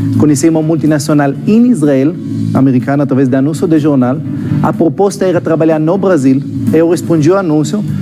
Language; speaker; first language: Portuguese; non-native, fluent; Hebrew